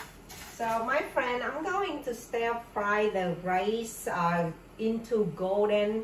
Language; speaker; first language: English; non-native, learner; Vietnamese